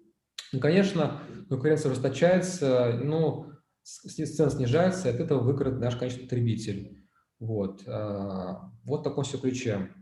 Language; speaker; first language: Russian; native; Russian